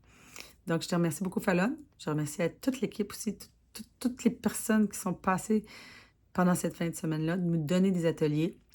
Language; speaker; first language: French; native; French